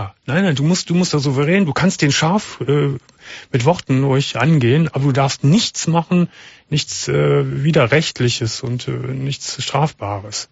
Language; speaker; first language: German; native; German